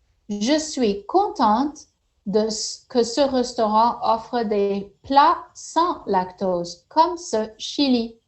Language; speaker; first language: French; non-native, fluent; English